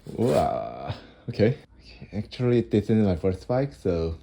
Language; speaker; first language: English; non-native, learner; Korean